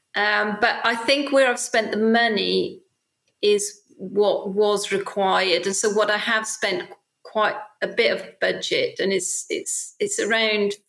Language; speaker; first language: English; native; English